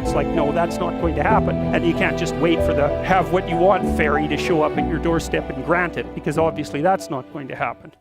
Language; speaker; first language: English; native; English